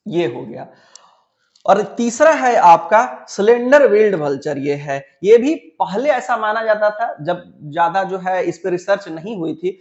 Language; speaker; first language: Hindi; native; Hindi